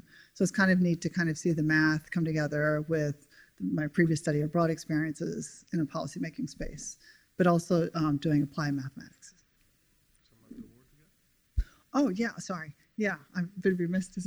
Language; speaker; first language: English; native; English